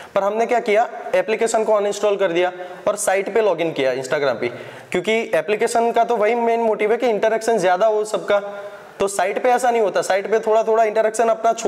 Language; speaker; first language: Hindi; non-native, local second language; Gujarati